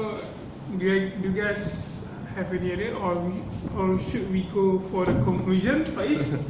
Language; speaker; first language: English; non-native, local second language; Malay